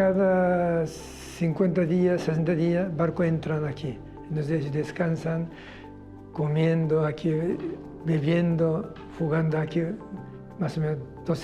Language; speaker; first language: Spanish; non-native, learner; Korean